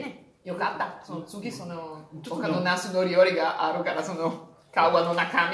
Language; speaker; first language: Japanese; non-native, learner; Italian